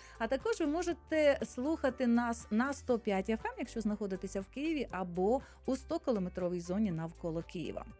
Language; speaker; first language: Ukrainian; native; Ukrainian